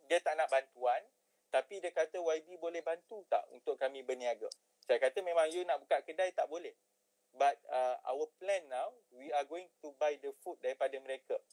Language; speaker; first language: Malay; native; Malay